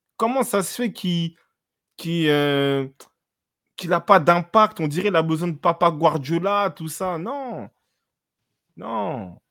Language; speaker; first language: French; native; French